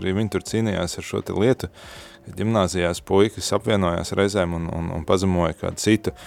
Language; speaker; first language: Latvian; native; Latvian